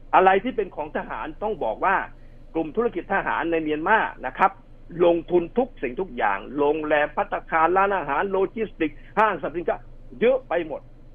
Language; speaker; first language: Thai; native; Thai